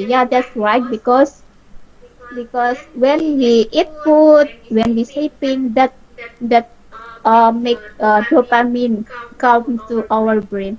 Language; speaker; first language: English; non-native, learner; Indonesian